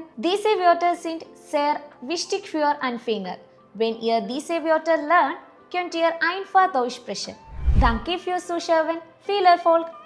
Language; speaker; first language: German; non-native, fluent; Malayalam